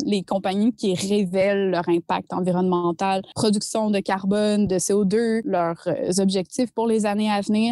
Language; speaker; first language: French; native; French